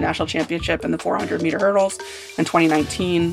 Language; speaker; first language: English; native; English